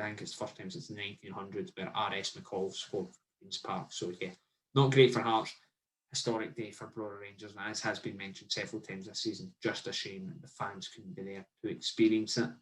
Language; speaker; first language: English; native; English